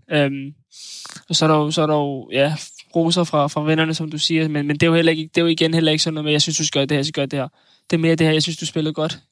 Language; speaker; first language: Danish; native; Danish